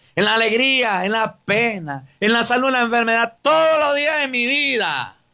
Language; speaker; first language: Spanish; native; Spanish